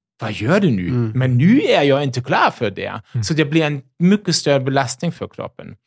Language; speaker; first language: Swedish; non-native, fluent; German